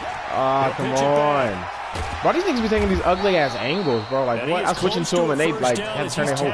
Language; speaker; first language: English; native; English